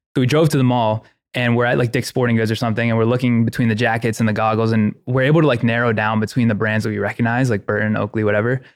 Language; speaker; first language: English; native; English